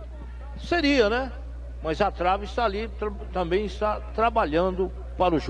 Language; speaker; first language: Portuguese; native; Portuguese